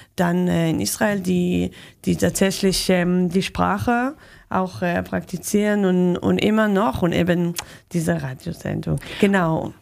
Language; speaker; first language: German; non-native, learner; Hebrew